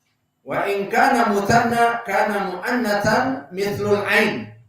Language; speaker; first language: Arabic; non-native, fluent; Indonesian